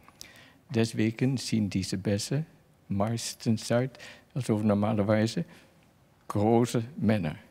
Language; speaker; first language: German; non-native, fluent; Dutch